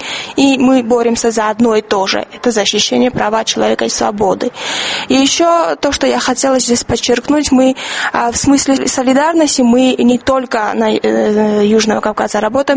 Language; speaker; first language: Russian; non-native, fluent; Georgian